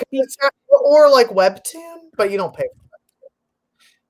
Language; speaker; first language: English; native; English